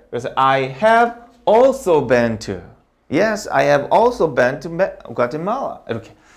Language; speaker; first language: English; non-native, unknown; Korean